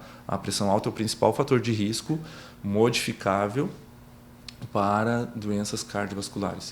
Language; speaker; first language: Portuguese; native; Portuguese